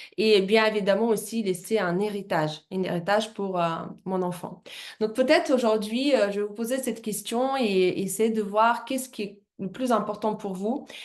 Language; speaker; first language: French; non-native, fluent; Russian